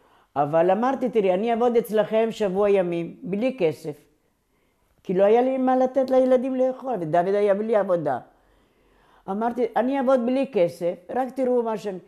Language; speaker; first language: Hebrew; non-native, local second language; Ladino